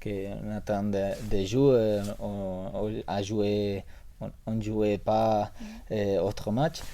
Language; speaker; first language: French; non-native, learner; Spanish